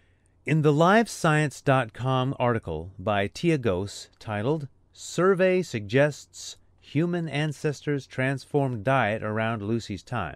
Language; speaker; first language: English; native; English